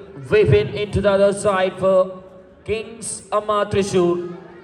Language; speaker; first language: English; non-native, local second language; Malayalam